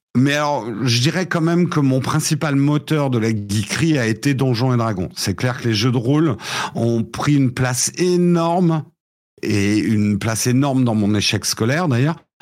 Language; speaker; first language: French; early bilingual, other home language; English